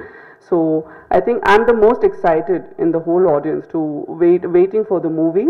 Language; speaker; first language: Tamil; non-native, fluent; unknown